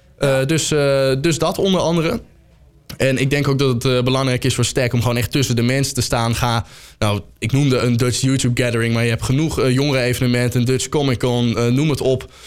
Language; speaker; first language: Dutch; native; Dutch